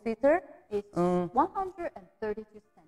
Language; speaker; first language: English; non-native, fluent; Chinese